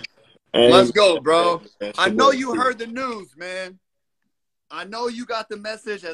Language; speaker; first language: English; native; English